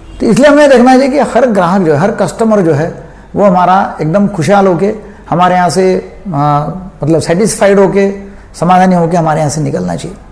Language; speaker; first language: Hindi; non-native, local second language; Marathi